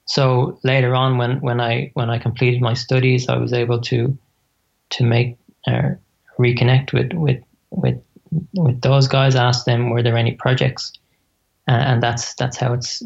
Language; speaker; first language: English; native; English